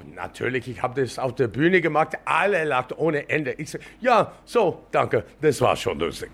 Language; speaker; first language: German; non-native, learner; English